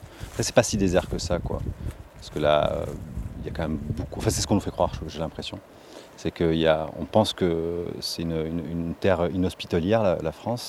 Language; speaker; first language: French; native; French